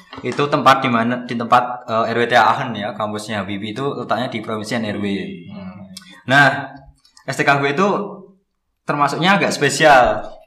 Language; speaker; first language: Indonesian; native; Indonesian